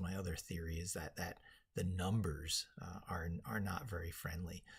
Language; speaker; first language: English; native; English